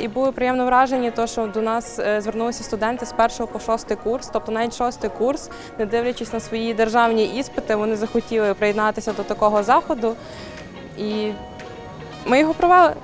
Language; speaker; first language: Ukrainian; native; Ukrainian